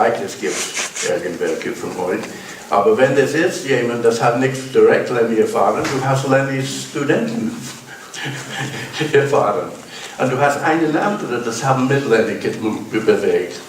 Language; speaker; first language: German; non-native, learner; English